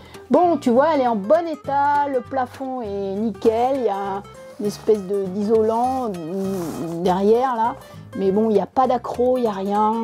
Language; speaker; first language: French; native; French